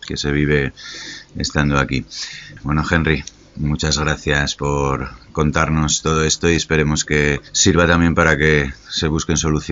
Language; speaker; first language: Spanish; native; Spanish